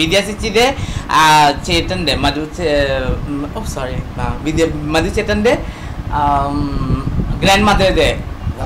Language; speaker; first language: Malayalam; non-native, learner; Assamese